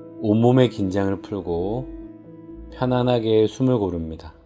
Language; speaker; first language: Korean; native; Korean